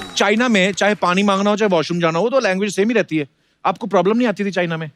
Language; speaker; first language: Hindi; non-native, local second language; Punjabi